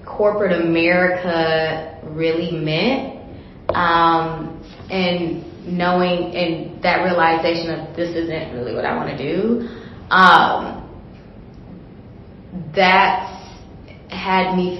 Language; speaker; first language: English; native; English